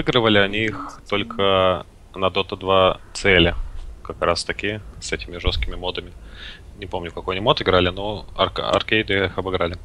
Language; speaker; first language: Russian; native; Russian